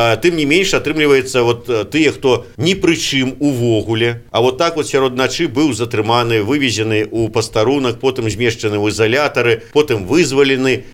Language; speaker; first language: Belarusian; native; Belarusian